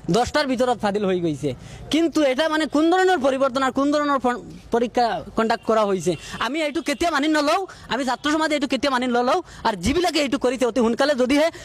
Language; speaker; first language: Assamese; non-native, local second language; Bangla